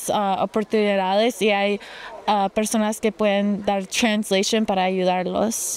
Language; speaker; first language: Spanish; early bilingual, heritage; Spanish